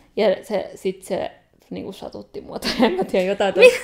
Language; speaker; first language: Finnish; early bilingual, other home language; Nepali